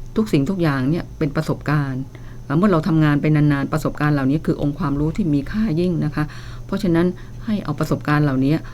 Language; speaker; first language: Thai; native; Thai